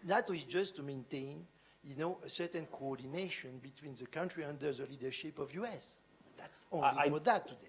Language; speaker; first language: English; non-native, learner; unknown